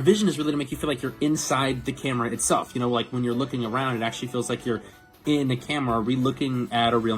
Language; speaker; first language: English; native; English